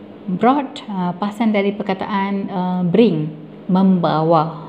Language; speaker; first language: Malay; non-native, local second language; Tamil